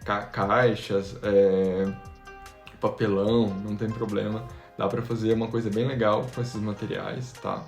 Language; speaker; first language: Portuguese; native; Portuguese